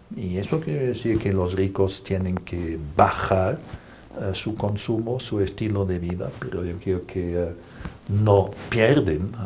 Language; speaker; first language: Spanish; non-native, fluent; German